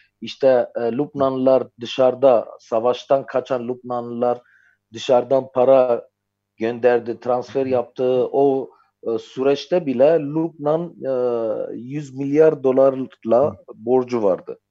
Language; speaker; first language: Turkish; non-native, fluent; Armenian